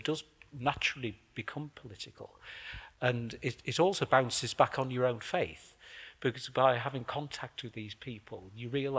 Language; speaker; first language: English; native; English